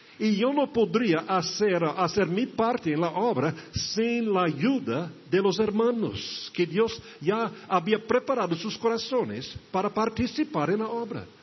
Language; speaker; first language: Portuguese; non-native, fluent; English